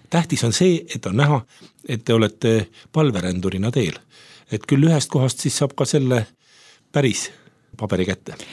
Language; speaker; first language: Estonian; native; Estonian